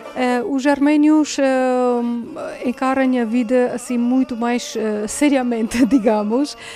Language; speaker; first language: Portuguese; non-native, fluent; Armenian